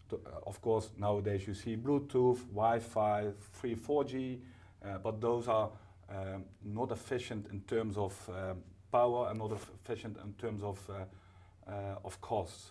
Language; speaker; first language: English; non-native, fluent; Dutch